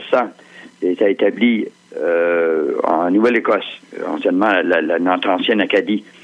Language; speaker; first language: French; native; French